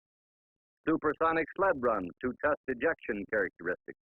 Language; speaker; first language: English; native; English